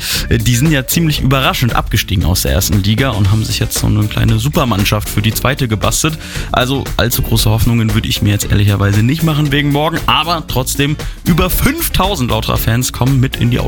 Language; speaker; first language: German; native; German